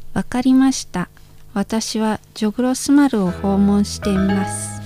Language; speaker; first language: Japanese; non-native, fluent; Indonesian